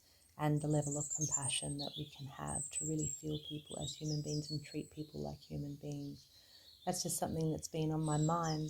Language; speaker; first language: English; native; English